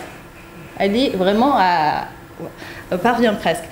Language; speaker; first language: French; native; French